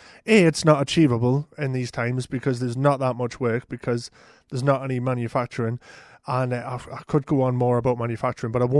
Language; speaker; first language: English; native; English